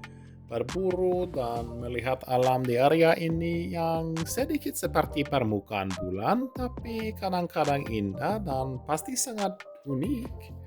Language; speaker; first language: Indonesian; non-native, fluent; Norwegian